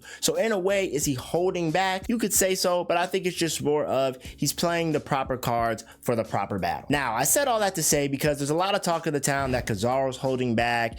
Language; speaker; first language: English; native; English